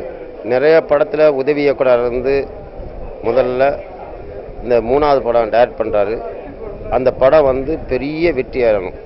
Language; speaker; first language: Tamil; native; Tamil